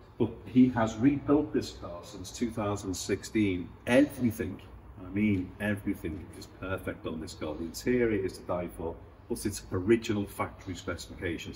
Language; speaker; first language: English; native; English